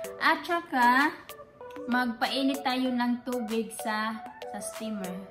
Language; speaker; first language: Filipino; non-native, local second language; Cebuano